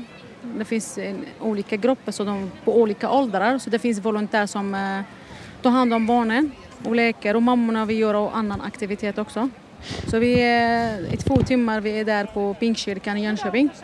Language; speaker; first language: Swedish; non-native, learner; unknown